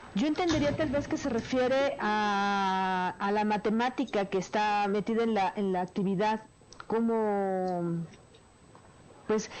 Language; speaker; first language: Spanish; native; Spanish